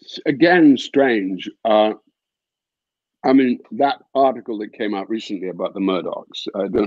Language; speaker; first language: English; native; English